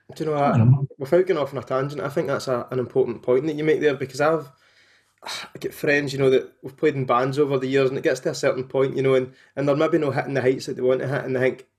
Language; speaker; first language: English; native; English